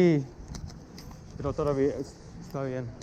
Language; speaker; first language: Spanish; non-native, fluent; English